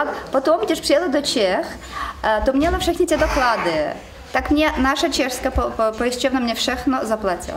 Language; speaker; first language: Czech; non-native, learner; Russian